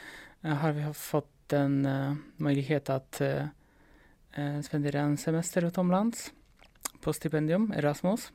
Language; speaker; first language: Swedish; non-native, fluent; Polish